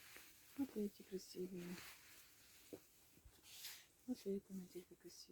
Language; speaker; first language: Russian; non-native, local second language; Chechen